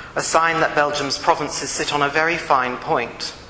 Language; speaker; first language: English; native; English